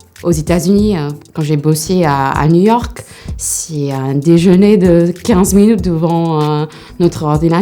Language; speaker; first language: French; non-native, fluent; English